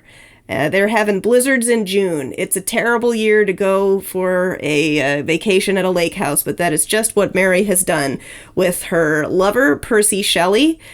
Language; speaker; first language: English; native; English